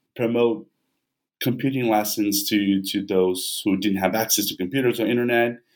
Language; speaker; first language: English; non-native, fluent; Portuguese